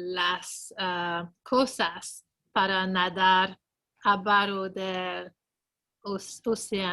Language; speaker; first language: Spanish; non-native, learner; English